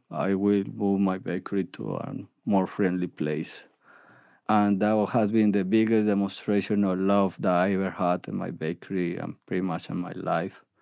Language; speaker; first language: English; non-native, fluent; Spanish